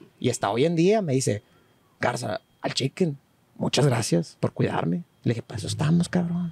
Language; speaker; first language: Spanish; native; Spanish